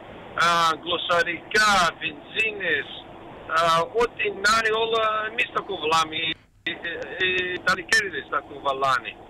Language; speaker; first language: Greek; early bilingual, heritage; Greek